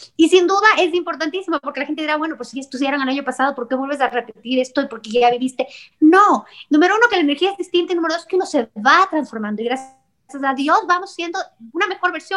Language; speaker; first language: Spanish; native; Spanish